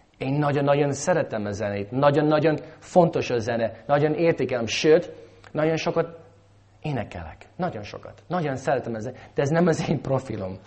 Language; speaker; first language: Hungarian; non-native, fluent; English